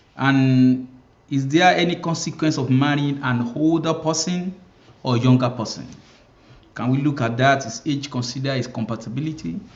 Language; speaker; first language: English; non-native, local second language; Yoruba